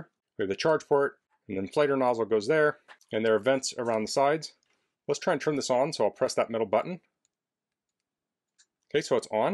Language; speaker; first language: English; native; English